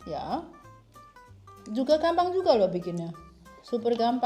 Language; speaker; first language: Indonesian; native; Indonesian